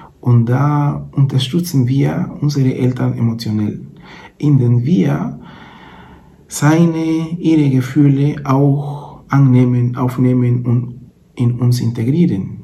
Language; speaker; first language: German; non-native, fluent; Spanish